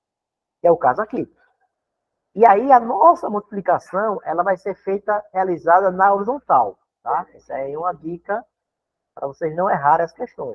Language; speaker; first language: Portuguese; native; Portuguese